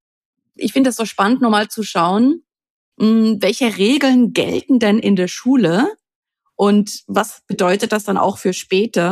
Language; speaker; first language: German; native; German